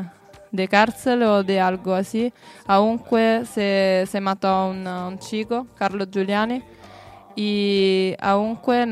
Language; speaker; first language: Spanish; non-native, learner; Italian